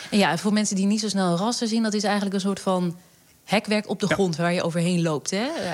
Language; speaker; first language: Dutch; native; Dutch